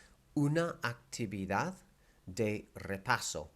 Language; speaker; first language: Spanish; non-native, fluent; English